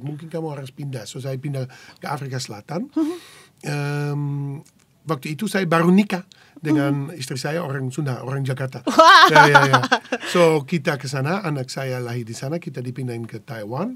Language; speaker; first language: Indonesian; non-native, fluent; Dutch